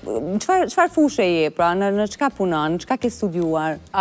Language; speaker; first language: Albanian; native; Albanian